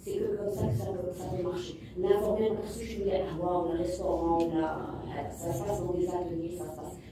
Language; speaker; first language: French; non-native, local second language; Arabic